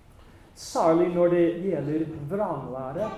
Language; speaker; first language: Norwegian; non-native, fluent; English